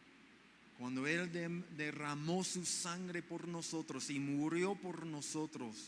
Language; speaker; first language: Spanish; non-native, fluent; English